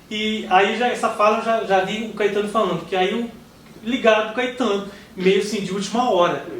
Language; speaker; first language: Portuguese; native; Portuguese